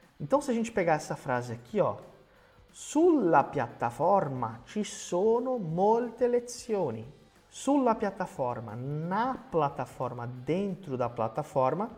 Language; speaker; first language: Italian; non-native, fluent; Portuguese